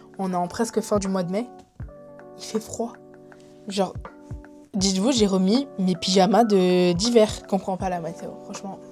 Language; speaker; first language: French; early bilingual, other home language; Spanish